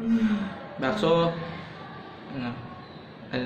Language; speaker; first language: English; non-native, fluent; Indonesian